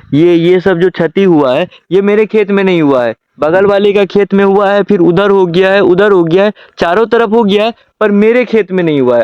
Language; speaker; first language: Hindi; native; Hindi